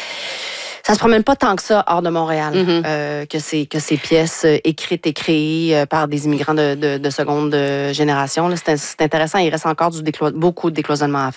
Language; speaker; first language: French; native; French